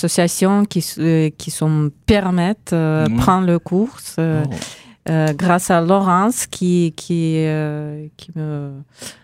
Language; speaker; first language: French; non-native, learner; Russian